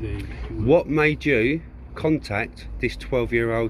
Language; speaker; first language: English; native; English